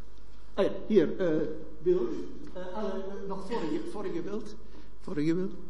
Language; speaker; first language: Dutch; non-native, fluent; German